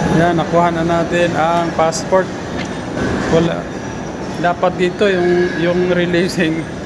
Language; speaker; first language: Filipino; non-native, local second language; Cebuano